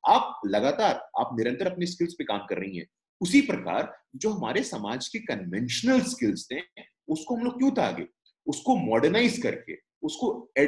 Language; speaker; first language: Hindi; native; Hindi